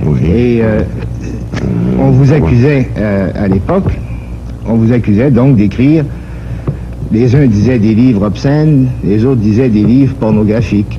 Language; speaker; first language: French; native; French